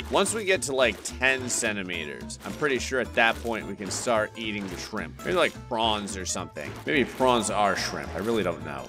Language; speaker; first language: English; native; English